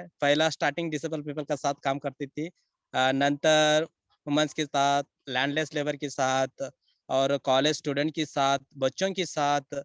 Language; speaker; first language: Hindi; non-native, local second language; Kannada